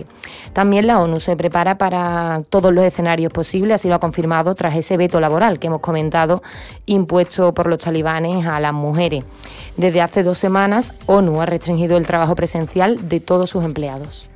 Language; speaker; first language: Spanish; native; Spanish